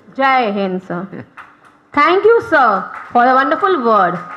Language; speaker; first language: English; non-native, local second language; Hindi